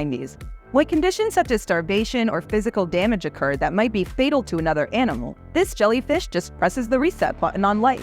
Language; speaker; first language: English; native; English